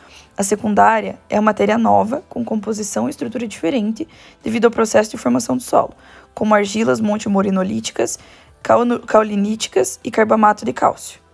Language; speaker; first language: Portuguese; native; Portuguese